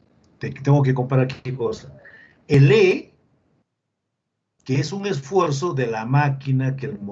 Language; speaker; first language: Spanish; native; Spanish